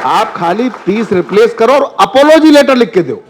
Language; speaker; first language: Hindi; non-native, local second language; Telugu